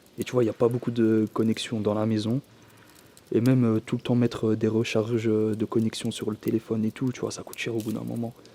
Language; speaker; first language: French; early bilingual, other home language; Kabyle